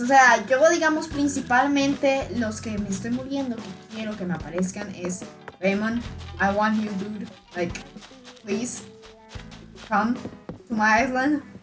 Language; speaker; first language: Spanish; native; Spanish